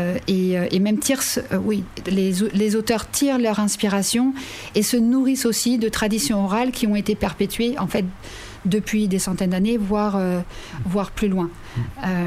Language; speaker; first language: French; native; French